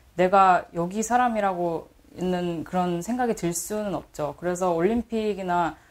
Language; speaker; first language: Korean; early bilingual, heritage; Korean